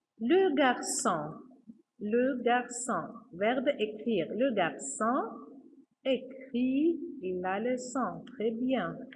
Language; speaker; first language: French; non-native, fluent; Arabic